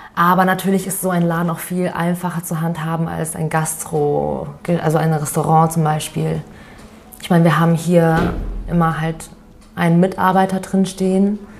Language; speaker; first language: German; early bilingual, other home language; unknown